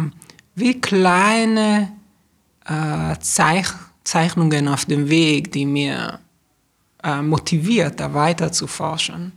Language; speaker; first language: German; non-native, fluent; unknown